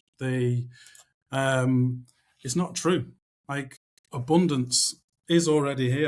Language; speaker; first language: English; native; English